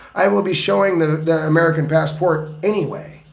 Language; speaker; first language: English; native; English